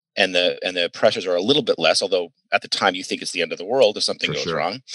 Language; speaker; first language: English; native; English